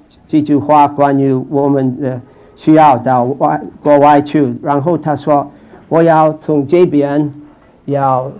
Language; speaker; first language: Chinese; non-native, fluent; English